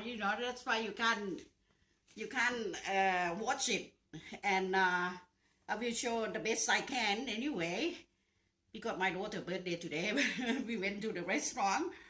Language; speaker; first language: English; non-native, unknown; Northeastern Thai